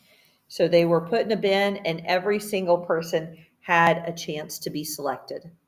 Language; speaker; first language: English; native; English